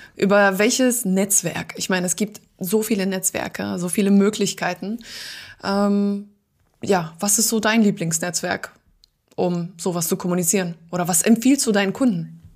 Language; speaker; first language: German; native; German